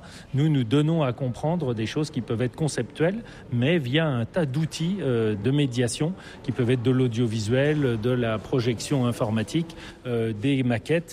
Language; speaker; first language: French; native; French